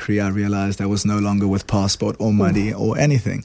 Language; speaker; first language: English; native; English